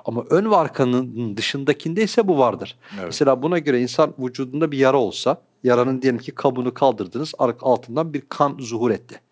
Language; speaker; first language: Turkish; native; Turkish